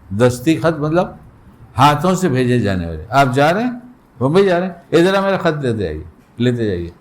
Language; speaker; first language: Urdu; native; Urdu